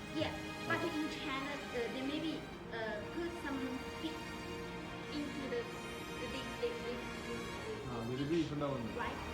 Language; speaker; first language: English; non-native, learner; Chinese